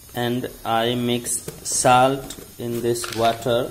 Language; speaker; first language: English; non-native, learner; Hindi